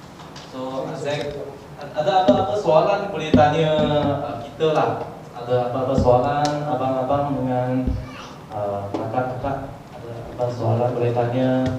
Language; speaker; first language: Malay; non-native, local second language; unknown